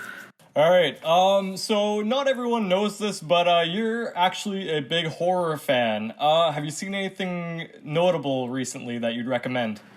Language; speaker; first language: English; native; English